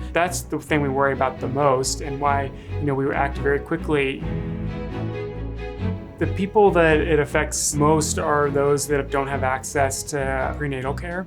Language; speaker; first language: English; native; English